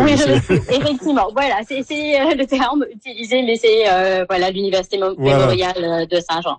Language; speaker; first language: French; non-native, local second language; Morisyen